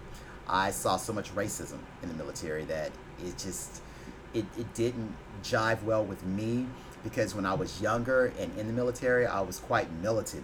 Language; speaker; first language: English; native; English